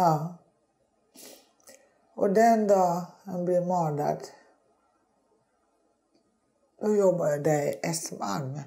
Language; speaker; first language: Swedish; non-native, learner; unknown